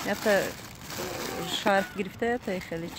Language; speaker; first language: Russian; non-native, learner; Tajik